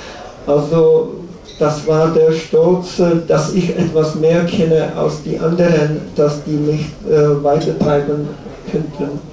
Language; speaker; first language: German; non-native, learner; Czech